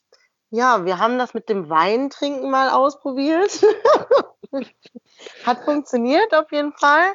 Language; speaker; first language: German; native; German